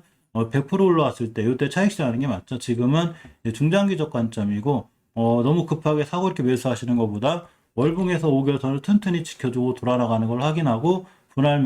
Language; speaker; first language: Korean; native; Korean